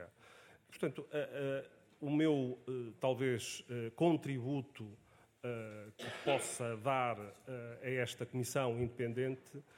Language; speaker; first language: Portuguese; native; Portuguese